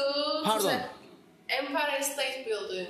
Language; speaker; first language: English; non-native, learner; Turkish